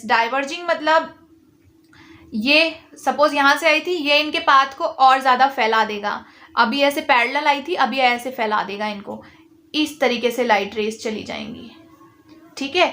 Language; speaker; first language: Hindi; native; Hindi